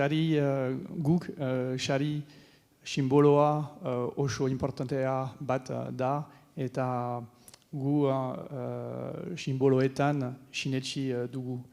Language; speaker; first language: Basque; non-native, learner; French